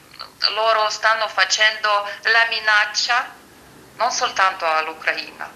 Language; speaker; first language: Italian; non-native, fluent; Ukrainian